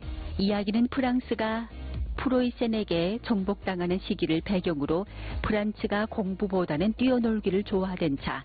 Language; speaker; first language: Korean; native; Korean